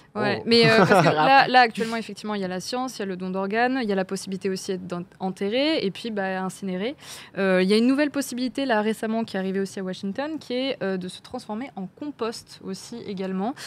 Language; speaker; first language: French; native; French